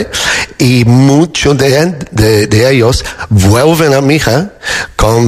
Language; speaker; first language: Spanish; non-native, fluent; English